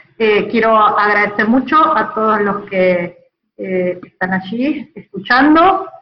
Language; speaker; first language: Spanish; native; Spanish